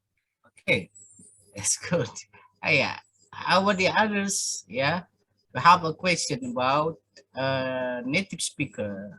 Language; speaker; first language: English; non-native, fluent; Indonesian